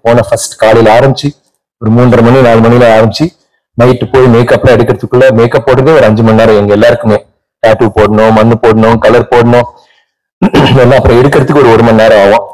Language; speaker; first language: Tamil; native; Tamil